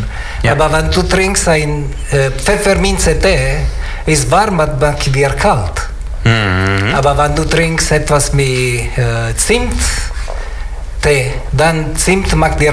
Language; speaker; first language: German; non-native, learner; Italian